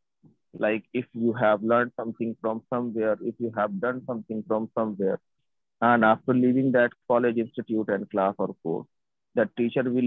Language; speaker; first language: English; non-native, local second language; Hindi